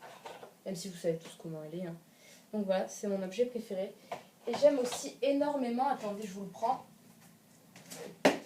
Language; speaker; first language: French; native; French